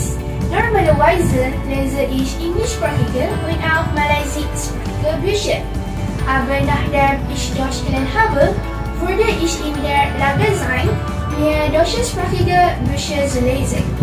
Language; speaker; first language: German; non-native, learner; Malay